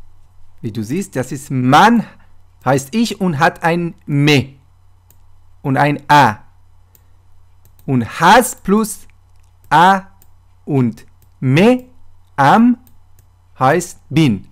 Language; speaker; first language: German; non-native, fluent; Persian